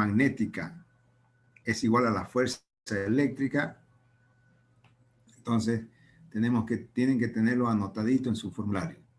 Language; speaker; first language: Spanish; native; Spanish